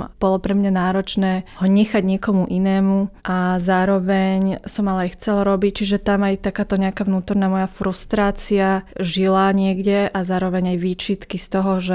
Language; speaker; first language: Slovak; early bilingual, other home language; Vietnamese